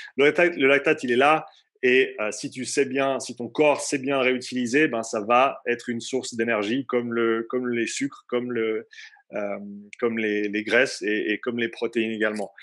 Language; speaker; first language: French; native; French